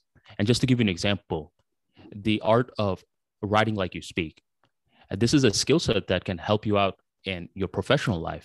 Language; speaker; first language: English; early bilingual, other home language; Bangla